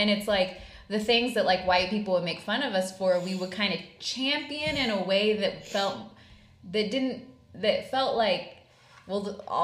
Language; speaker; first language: English; native; English